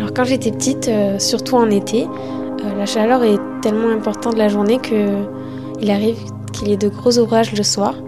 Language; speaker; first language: French; native; French